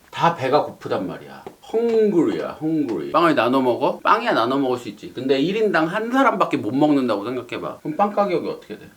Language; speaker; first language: Korean; native; Korean